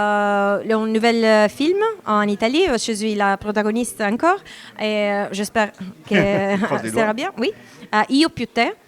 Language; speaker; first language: French; non-native, learner; Italian